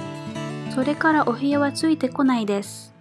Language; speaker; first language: Japanese; non-native, fluent; Arabic